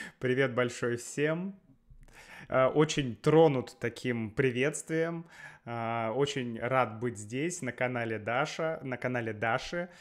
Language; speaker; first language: Russian; native; Russian